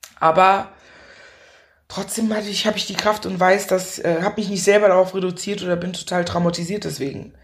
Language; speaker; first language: German; early bilingual, other home language; Akan